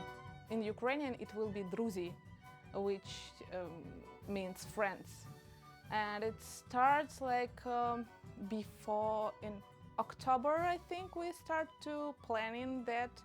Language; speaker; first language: English; non-native, fluent; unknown